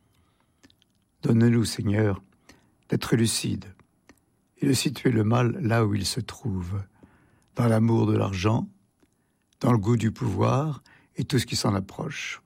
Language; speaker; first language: French; native; French